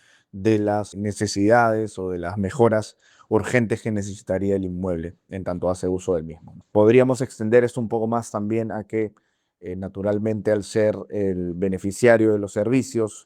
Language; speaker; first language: Spanish; native; Spanish